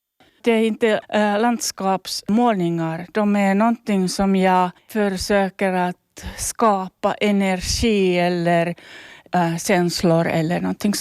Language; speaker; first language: Swedish; non-native, local second language; Finnish